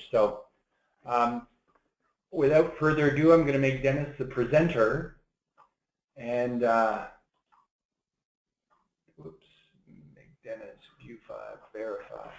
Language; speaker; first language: English; native; English